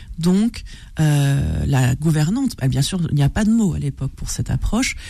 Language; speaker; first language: French; native; French